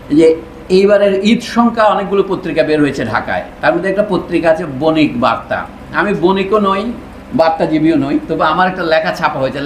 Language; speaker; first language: Bangla; non-native, local second language; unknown